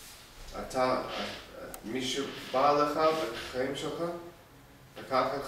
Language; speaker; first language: Hebrew; non-native, learner; English